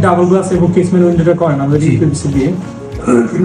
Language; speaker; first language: Bangla; native; Bangla